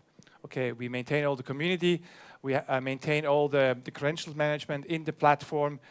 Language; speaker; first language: English; non-native, fluent; German